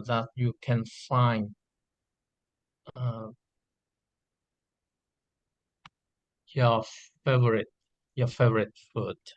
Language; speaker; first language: English; non-native, learner; Vietnamese